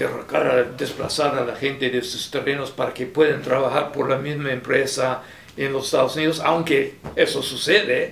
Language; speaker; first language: Spanish; non-native, fluent; English